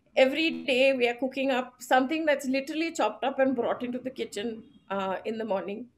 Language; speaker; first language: English; non-native, local second language; Gujarati